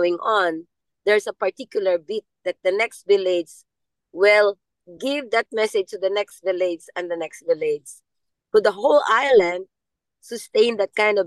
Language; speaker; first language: English; non-native, local second language; Maranao